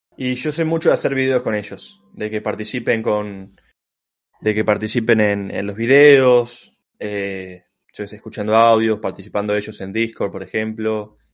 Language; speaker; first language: Spanish; native; Spanish